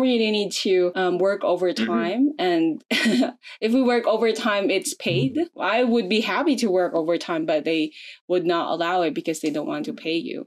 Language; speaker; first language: English; non-native, local second language; Filipino